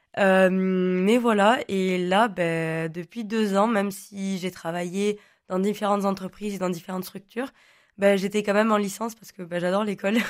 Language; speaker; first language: French; non-native, local second language; Occitan